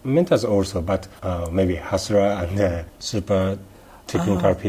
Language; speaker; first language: English; non-native, learner; Japanese